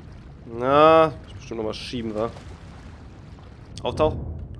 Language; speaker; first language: German; native; German